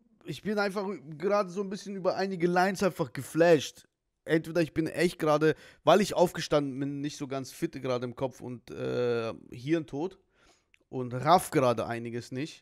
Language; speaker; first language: German; native; German